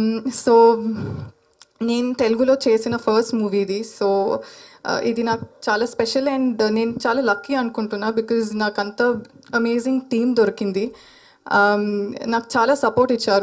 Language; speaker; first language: Telugu; non-native, learner; Malayalam